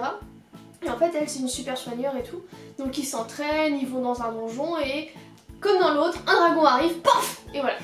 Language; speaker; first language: French; native; French